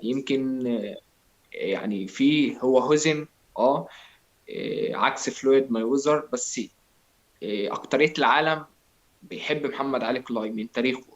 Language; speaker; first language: Arabic; native; Arabic